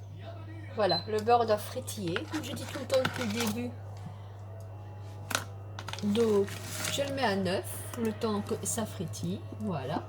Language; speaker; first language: French; native; French